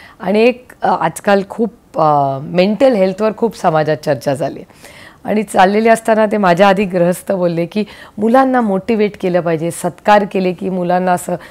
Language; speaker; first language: Marathi; native; Marathi